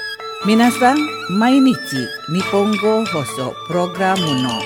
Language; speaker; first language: Japanese; non-native, fluent; Indonesian